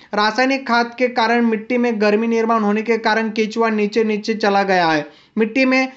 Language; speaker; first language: Hindi; non-native, local second language; Marathi